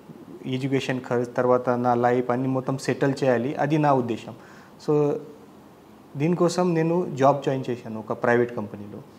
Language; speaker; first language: Telugu; non-native, learner; Marathi